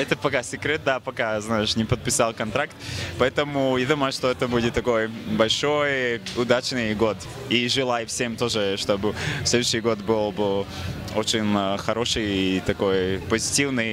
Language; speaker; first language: Russian; non-native, fluent; Latvian